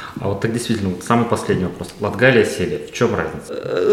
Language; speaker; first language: Russian; native; Russian